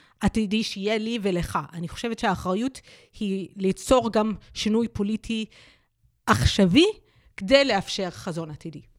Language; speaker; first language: Hebrew; non-native, local second language; Arabic